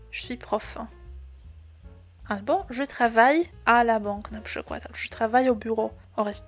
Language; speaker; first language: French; non-native, fluent; Polish